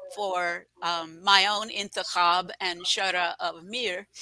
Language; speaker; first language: English; native; English